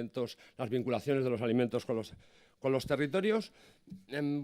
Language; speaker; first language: Spanish; native; Spanish